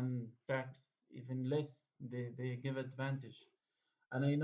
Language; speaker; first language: English; non-native, fluent; Arabic